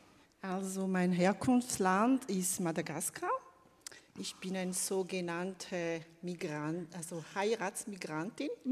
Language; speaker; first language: German; non-native, fluent; Malagasy